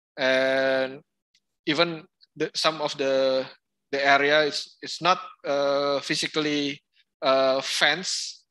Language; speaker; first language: English; non-native, fluent; Indonesian